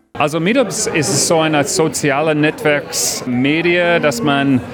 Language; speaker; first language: German; non-native, fluent; English